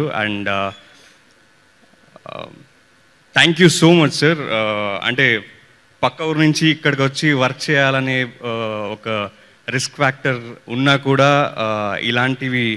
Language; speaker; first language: Telugu; non-native, local second language; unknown